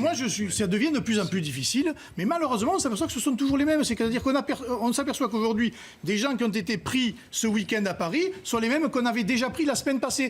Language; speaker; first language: French; native; French